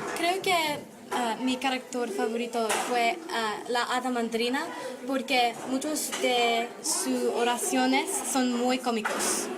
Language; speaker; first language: Spanish; non-native, learner; English